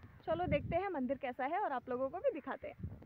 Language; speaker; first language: Hindi; native; Hindi